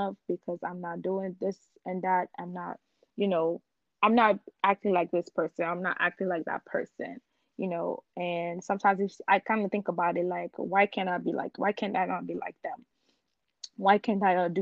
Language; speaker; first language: English; non-native, local second language; Yoruba